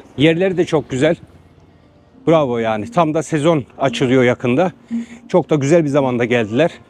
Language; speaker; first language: Turkish; native; Turkish